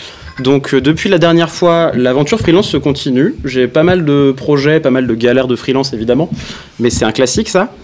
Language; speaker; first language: French; native; French